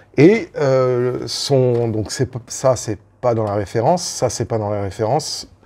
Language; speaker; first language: French; native; French